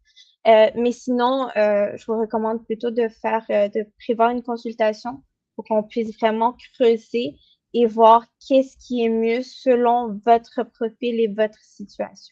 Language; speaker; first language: French; native; French